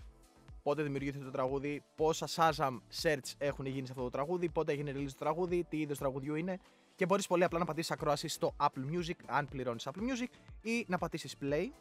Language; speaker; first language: Greek; native; Greek